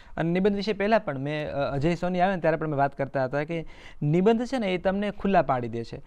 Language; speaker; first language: Gujarati; native; Gujarati